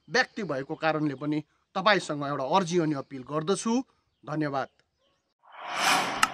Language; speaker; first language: Nepali; native; Nepali